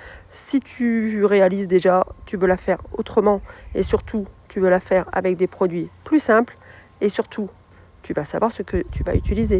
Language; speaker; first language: French; native; French